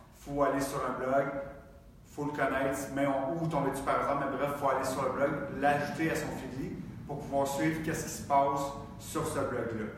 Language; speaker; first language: French; native; French